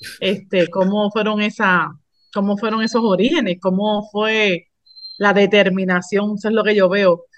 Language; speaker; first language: Spanish; native; Spanish